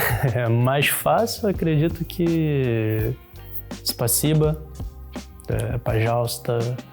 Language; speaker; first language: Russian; non-native, learner; Portuguese